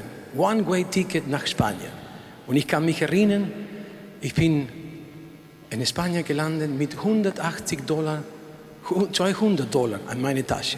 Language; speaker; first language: German; non-native, learner; Spanish